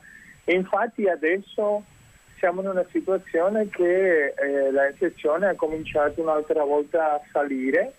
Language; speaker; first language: Italian; non-native, fluent; Spanish